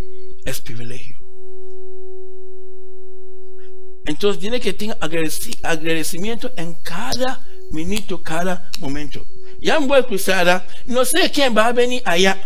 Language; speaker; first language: Spanish; non-native, learner; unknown